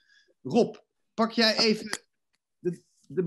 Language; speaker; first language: Dutch; native; Dutch